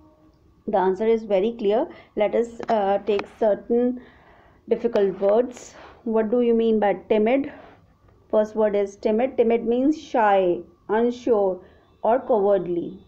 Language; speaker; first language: English; non-native, local second language; Hindi